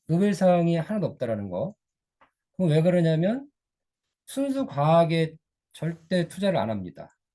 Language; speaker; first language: Korean; native; Korean